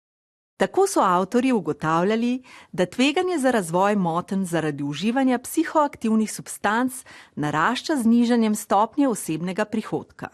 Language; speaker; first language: Slovenian; native; Slovenian